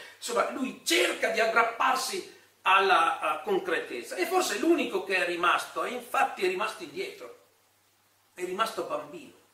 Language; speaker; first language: Italian; native; Italian